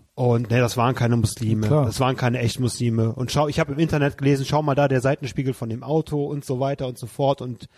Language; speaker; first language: German; native; German